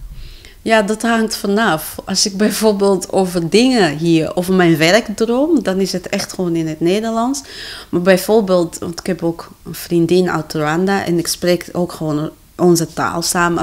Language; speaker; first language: Dutch; non-native, fluent; Kinyarwanda